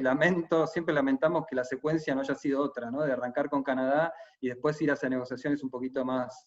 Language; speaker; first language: Spanish; native; Spanish